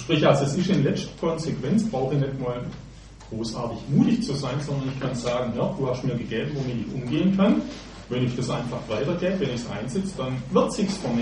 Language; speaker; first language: German; native; German